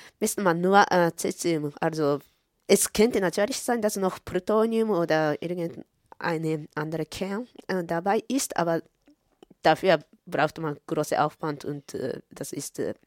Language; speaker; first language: German; non-native, fluent; Japanese